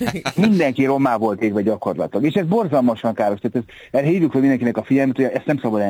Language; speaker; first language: Hungarian; native; Hungarian